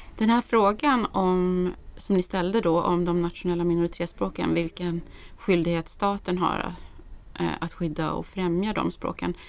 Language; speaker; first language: Swedish; native; Swedish